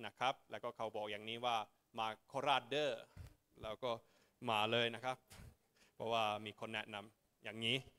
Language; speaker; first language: Thai; non-native, fluent; Finnish